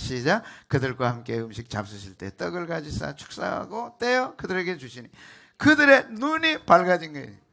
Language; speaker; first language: Korean; native; Korean